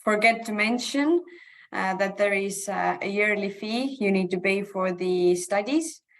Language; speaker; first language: English; non-native, fluent; Estonian